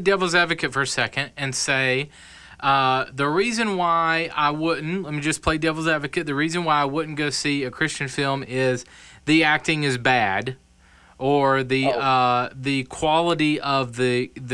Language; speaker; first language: English; native; English